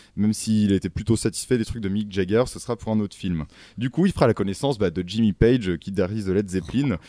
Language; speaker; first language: French; native; French